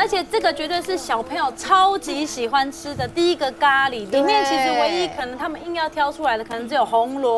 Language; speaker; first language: Chinese; native; Chinese